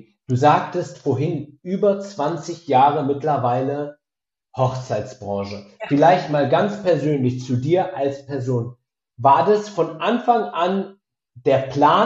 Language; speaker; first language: German; native; German